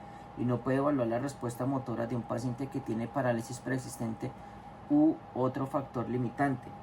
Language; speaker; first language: Spanish; native; Spanish